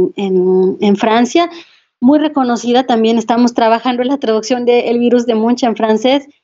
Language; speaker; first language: Spanish; native; Spanish